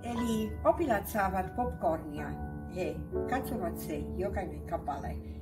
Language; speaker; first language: Finnish; non-native, fluent; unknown